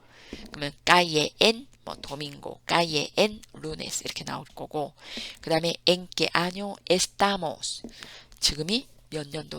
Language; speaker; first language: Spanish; non-native, fluent; Korean